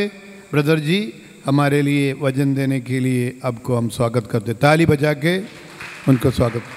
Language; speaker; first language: Hindi; non-native, local second language; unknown